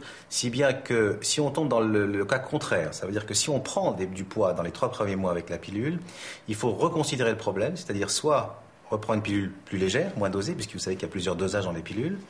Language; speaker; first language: French; native; French